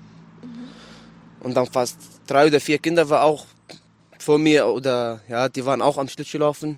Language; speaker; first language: German; non-native, learner; Arabic